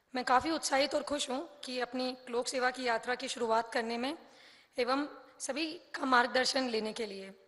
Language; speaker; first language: Hindi; native; Hindi